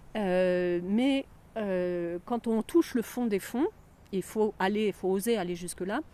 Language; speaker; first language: French; native; French